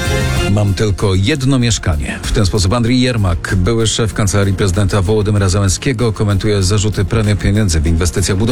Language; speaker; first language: Polish; native; Polish